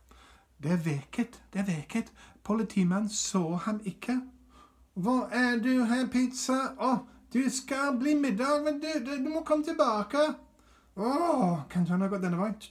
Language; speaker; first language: Norwegian; non-native, fluent; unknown